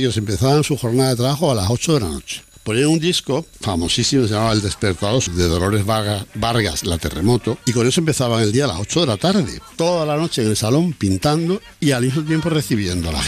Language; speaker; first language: Spanish; native; Spanish